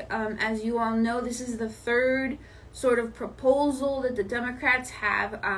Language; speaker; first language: English; early bilingual, other home language; Spanish